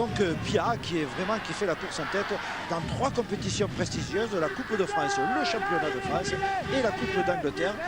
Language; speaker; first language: French; native; French